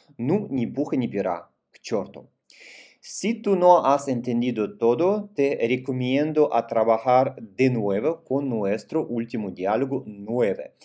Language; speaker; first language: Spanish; non-native, fluent; Russian